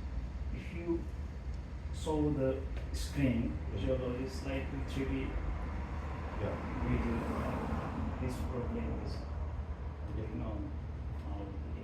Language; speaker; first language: English; non-native, learner; Nepali